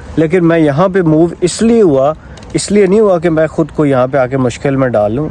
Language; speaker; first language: Urdu; non-native, local second language; Punjabi